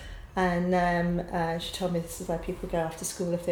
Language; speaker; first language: English; native; English